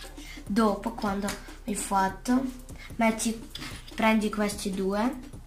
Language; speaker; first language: Italian; early bilingual, other home language; Russian